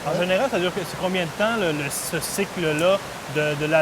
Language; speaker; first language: French; native; French